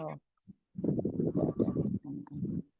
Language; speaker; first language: Indonesian; native; Indonesian